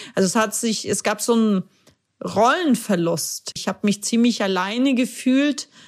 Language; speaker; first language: German; early bilingual, other home language; Russian